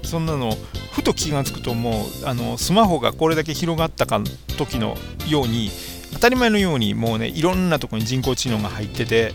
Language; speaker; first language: Japanese; native; Japanese